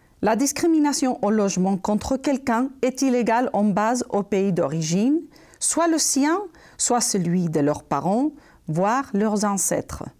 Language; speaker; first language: French; non-native, fluent; Spanish